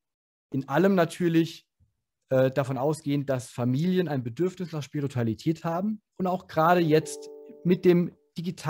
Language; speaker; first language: German; native; German